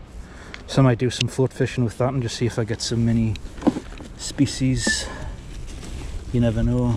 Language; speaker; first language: English; native; English